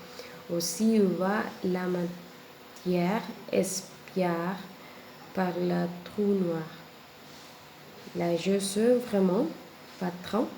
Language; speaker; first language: French; non-native, learner; Spanish